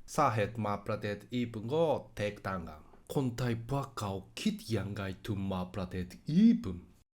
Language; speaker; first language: Thai; non-native, learner; Japanese